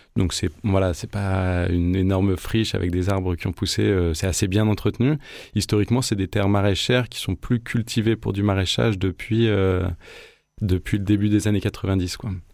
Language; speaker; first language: French; native; French